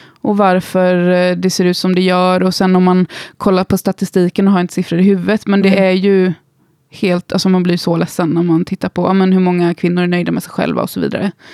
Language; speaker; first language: Swedish; native; Swedish